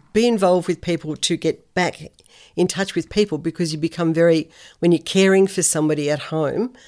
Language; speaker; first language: English; native; English